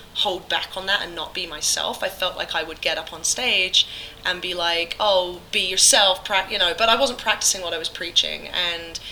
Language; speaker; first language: English; native; English